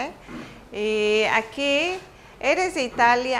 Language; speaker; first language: Spanish; native; Spanish